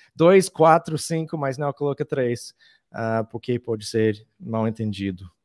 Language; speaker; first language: Portuguese; non-native, fluent; English